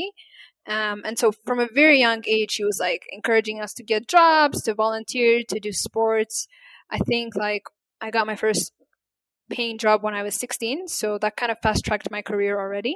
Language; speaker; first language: English; non-native, fluent; Amharic